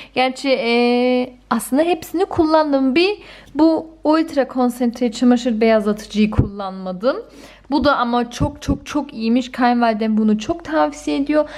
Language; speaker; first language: Turkish; early bilingual, heritage; Turkish